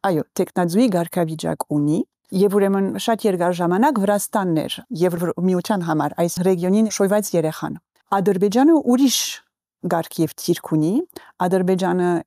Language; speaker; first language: Armenian; early bilingual, heritage; Armenian